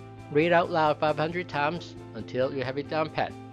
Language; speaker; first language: English; non-native, fluent; Korean